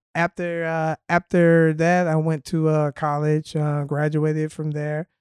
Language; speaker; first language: English; native; English